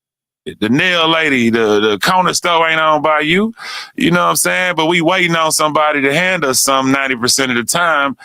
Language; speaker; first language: English; native; English